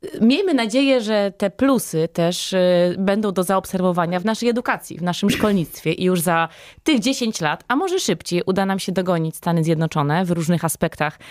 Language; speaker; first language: Polish; native; Polish